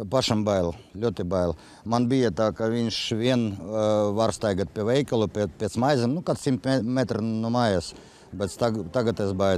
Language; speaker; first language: Latvian; non-native, local second language; Russian